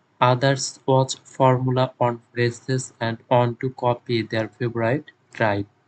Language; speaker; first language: English; non-native, local second language; Bangla